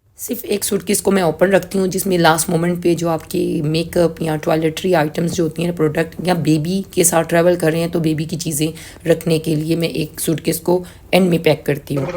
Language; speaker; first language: Urdu; native; Urdu